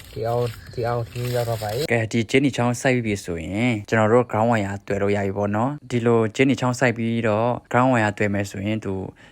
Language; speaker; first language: Burmese; native; Burmese